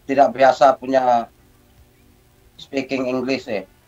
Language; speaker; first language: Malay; non-native, learner; Filipino